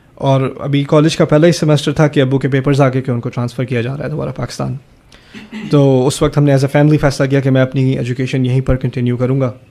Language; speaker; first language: Urdu; early bilingual, heritage; German